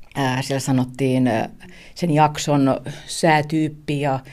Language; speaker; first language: Finnish; native; Finnish